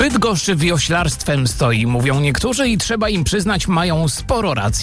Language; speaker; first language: Polish; native; Polish